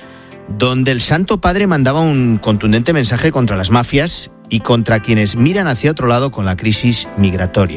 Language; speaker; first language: Spanish; native; Spanish